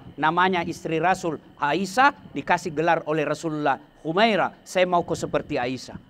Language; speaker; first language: Indonesian; non-native, local second language; Buginese